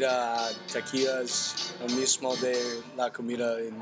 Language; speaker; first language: Spanish; non-native, learner; English